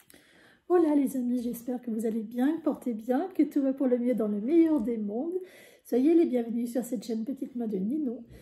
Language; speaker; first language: French; native; French